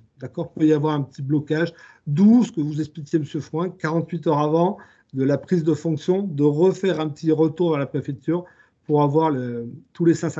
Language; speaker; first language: French; native; French